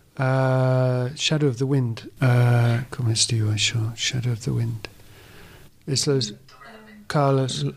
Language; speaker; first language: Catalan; non-native, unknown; English